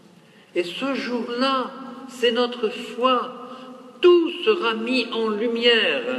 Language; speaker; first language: French; native; French